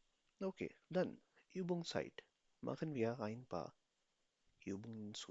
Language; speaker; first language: German; non-native, fluent; Urdu